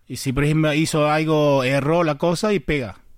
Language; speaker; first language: Spanish; non-native, learner; Chinese